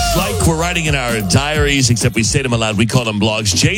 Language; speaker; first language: English; native; English